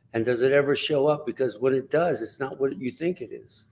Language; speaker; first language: English; native; English